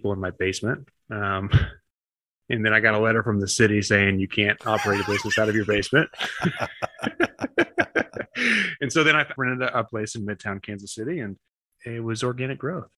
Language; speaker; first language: English; native; English